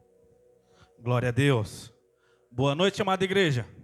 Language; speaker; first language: Portuguese; native; Portuguese